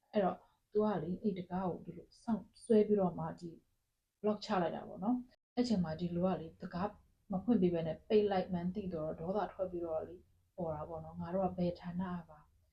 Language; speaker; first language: Burmese; non-native, local second language; Tedim Chin